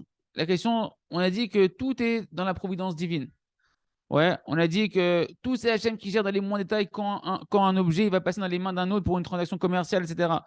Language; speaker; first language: French; native; French